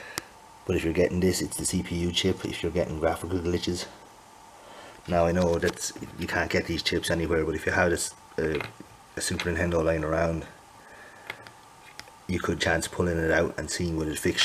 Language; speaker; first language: English; native; English